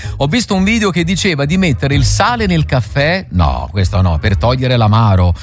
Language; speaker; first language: Italian; native; Italian